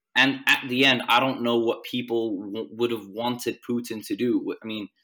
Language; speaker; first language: English; non-native, fluent; Swedish